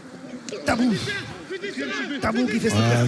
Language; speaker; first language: French; native; French